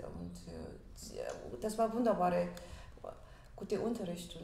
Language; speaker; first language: German; non-native, fluent; Korean